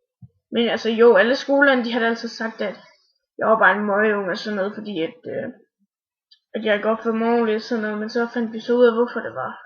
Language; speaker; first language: Danish; native; Danish